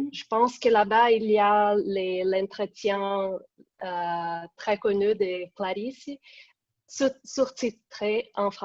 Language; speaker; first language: French; non-native, fluent; Portuguese